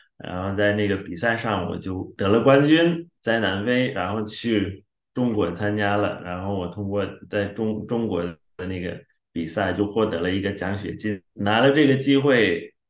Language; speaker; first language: Chinese; non-native, fluent; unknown